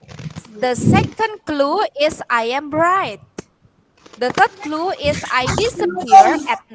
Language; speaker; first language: English; non-native, fluent; Indonesian